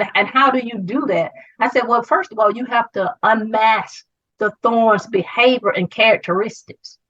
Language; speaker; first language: English; native; English